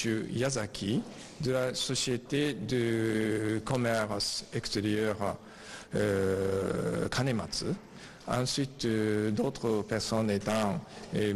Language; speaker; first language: French; non-native, learner; Japanese